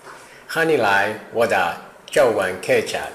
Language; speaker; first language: Chinese; non-native, learner; Portuguese